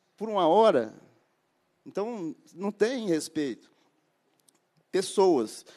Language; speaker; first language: Portuguese; native; Portuguese